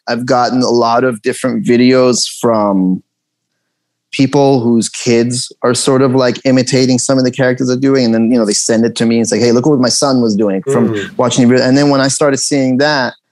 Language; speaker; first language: English; early bilingual, other home language; Persian